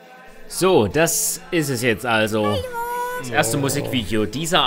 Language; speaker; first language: German; native; German